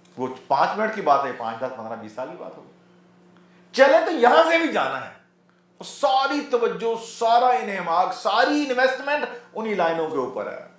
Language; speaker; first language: Urdu; non-native, local second language; Punjabi